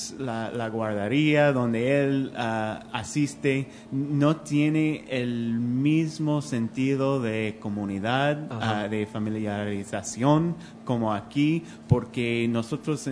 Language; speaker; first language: Spanish; non-native, fluent; English